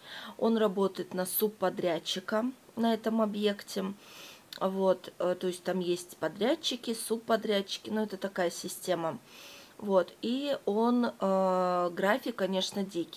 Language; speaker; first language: Russian; native; Russian